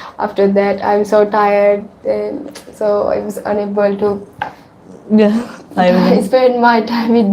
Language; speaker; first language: English; non-native, learner; Sinhala